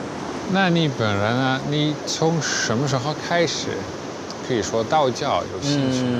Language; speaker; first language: Chinese; non-native, fluent; Dutch